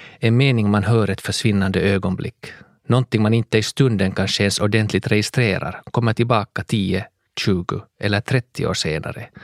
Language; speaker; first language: Swedish; native; Swedish